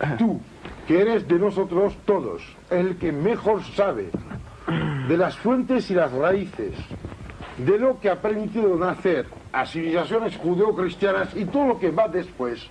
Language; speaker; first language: Spanish; non-native, fluent; French